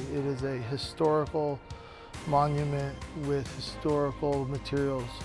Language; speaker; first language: English; native; English